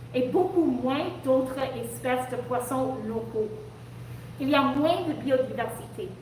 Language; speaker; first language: French; non-native, local second language; English